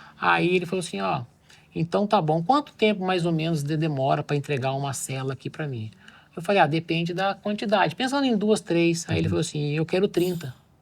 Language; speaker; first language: Portuguese; native; Portuguese